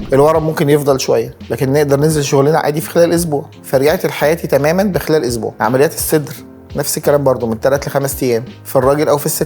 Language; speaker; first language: Arabic; native; Arabic